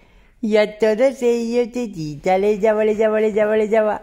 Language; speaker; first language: Spanish; native; Spanish